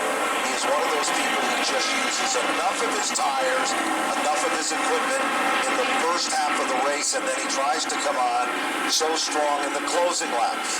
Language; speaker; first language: English; native; English